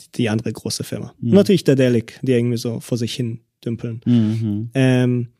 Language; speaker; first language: German; early bilingual, other home language; Hebrew